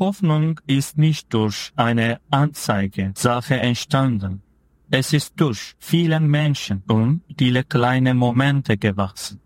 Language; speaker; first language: German; non-native, fluent; Turkish